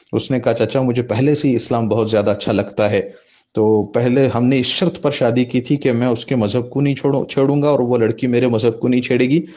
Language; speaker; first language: Hindi; native; Hindi